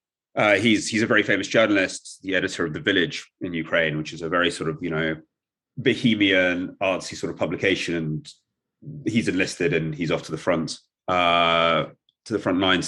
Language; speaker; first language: English; non-native, local second language; Russian